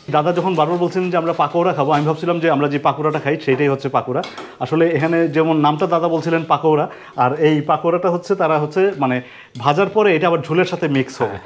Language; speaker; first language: Bangla; native; Bangla